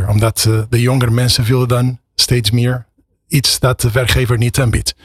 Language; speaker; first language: Dutch; non-native, fluent; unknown